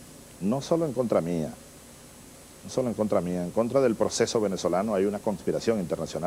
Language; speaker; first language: Spanish; native; Spanish